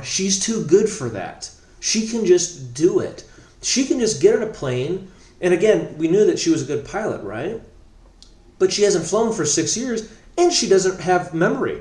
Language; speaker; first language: English; native; English